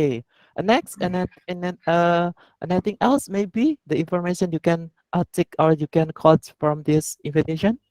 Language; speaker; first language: English; non-native, learner; Indonesian